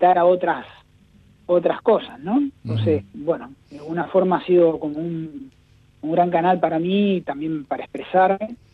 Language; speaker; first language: Spanish; native; Spanish